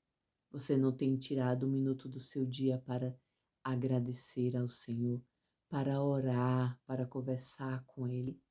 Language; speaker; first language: Portuguese; native; Portuguese